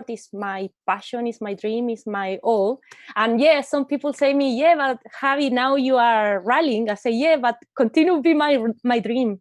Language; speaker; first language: English; non-native, learner; Spanish